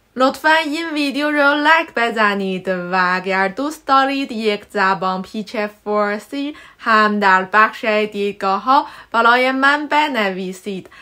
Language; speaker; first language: Persian; non-native, fluent; Chinese